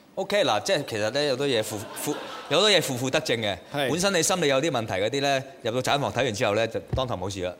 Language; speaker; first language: Cantonese; native; Cantonese